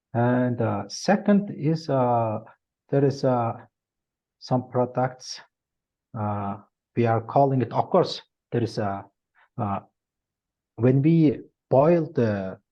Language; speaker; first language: English; non-native, learner; Mongolian